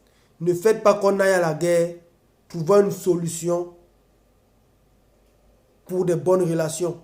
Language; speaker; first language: French; non-native, local second language; Basaa